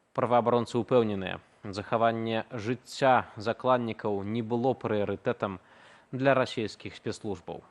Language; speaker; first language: Belarusian; native; Belarusian